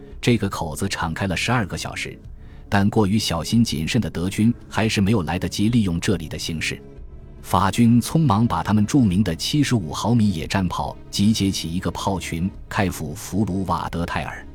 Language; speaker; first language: Chinese; native; Chinese